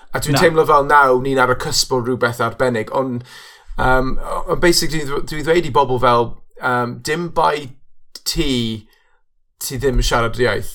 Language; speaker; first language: Welsh; non-native, local second language; English